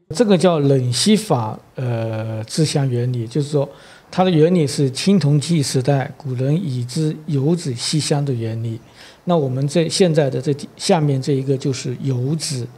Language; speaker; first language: Chinese; native; Chinese